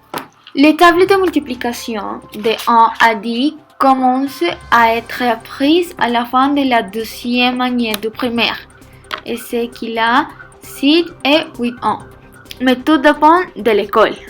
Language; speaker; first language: French; non-native, learner; Spanish